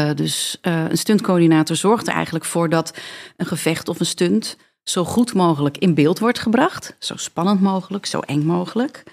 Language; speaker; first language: Dutch; native; Dutch